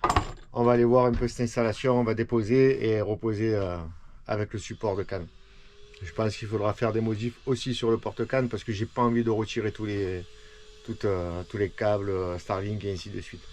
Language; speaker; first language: French; native; French